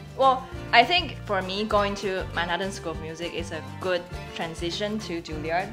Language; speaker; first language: English; non-native, fluent; Chinese